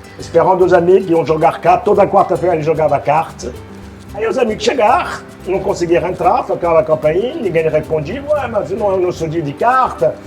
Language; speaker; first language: Portuguese; non-native, fluent; French